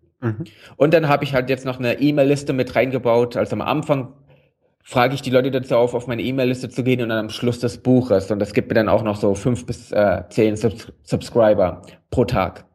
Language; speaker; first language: German; native; German